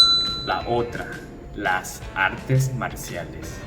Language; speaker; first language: Spanish; non-native, learner; Korean